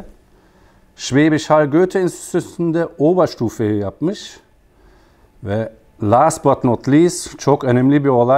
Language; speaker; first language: Turkish; non-native, fluent; German